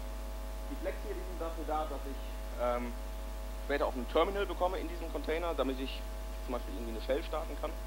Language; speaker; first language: German; native; German